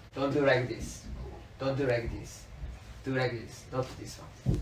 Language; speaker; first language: English; non-native, learner; Japanese